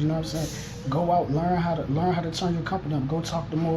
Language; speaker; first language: English; native; English